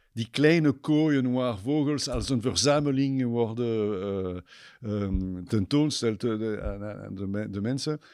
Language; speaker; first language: Dutch; non-native, fluent; French